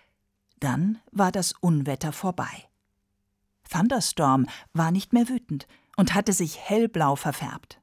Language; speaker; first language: German; native; German